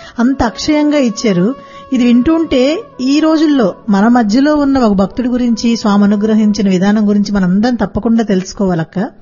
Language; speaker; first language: Telugu; native; Telugu